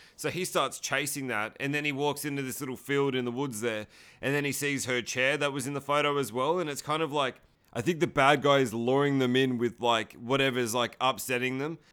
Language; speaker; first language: English; native; English